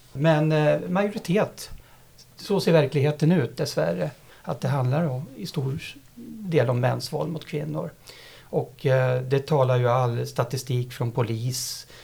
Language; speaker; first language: Swedish; native; Swedish